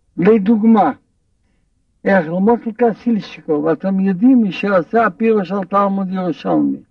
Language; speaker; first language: Hebrew; non-native, fluent; Russian